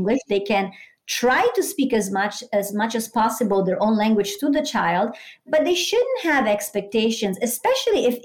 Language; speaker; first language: English; non-native, fluent; Italian